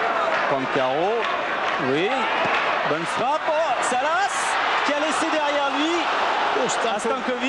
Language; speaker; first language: French; native; French